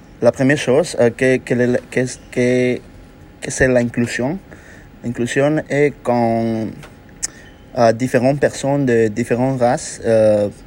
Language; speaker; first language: French; non-native, learner; Spanish